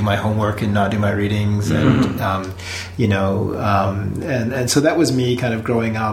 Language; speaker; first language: English; native; English